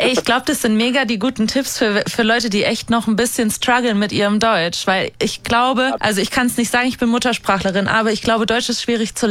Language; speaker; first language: German; native; German